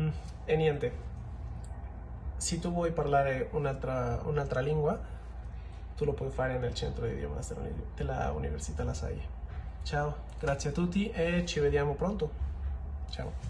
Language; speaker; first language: Italian; non-native, learner; Spanish